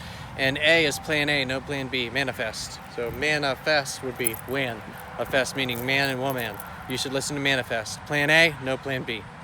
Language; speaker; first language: English; native; English